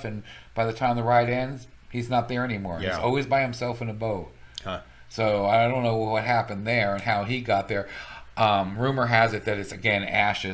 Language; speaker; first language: English; native; English